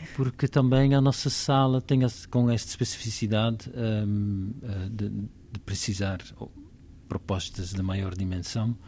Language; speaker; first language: Portuguese; non-native, fluent; Dutch